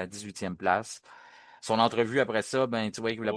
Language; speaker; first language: French; native; French